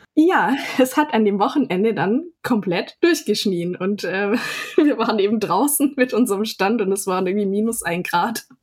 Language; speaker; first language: German; native; German